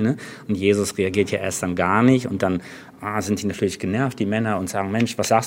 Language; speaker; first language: German; native; German